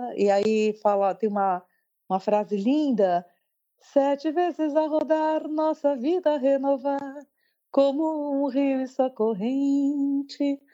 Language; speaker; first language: Portuguese; early bilingual, other home language; French